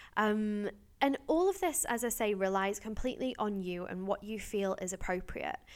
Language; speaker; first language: English; native; English